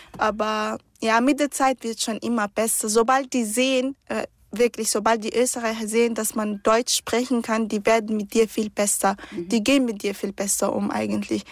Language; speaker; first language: German; early bilingual, other home language; Arabic